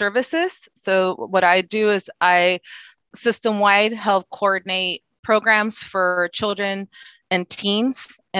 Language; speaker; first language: English; non-native, fluent; Spanish